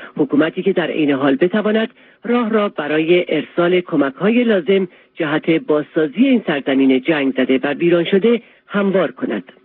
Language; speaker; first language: Persian; native; Persian